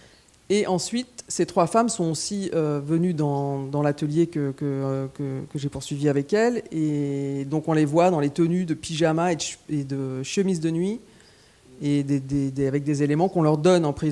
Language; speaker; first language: French; native; French